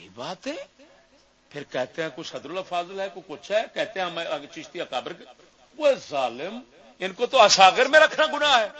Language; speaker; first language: Urdu; non-native, local second language; Punjabi